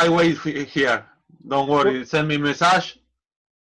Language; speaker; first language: English; non-native, learner; Spanish